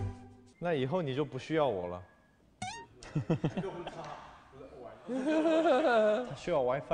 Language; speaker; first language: Chinese; non-native, fluent; Korean